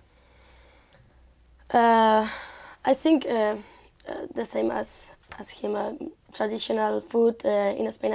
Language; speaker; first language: English; non-native, learner; Spanish